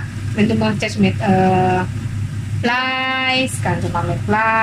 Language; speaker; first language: German; non-native, learner; Indonesian